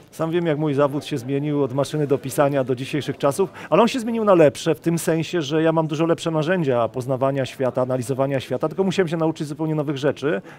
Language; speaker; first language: Polish; native; Polish